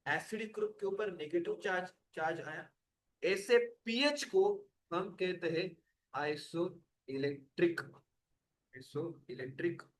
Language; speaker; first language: Hindi; non-native, local second language; Marathi